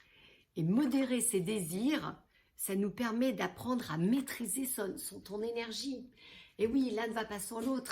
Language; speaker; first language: French; native; French